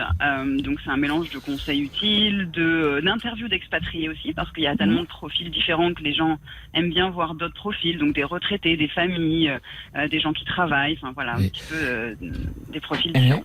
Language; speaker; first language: French; native; French